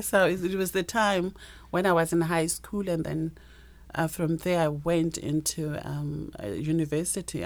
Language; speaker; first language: English; non-native, local second language; Northern Sotho